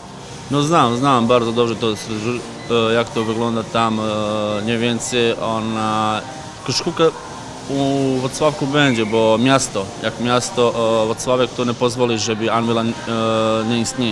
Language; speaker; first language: Polish; non-native, fluent; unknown